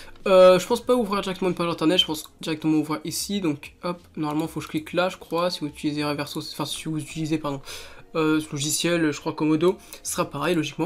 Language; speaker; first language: French; native; French